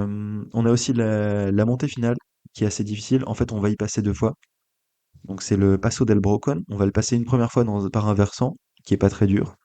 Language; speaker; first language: French; native; French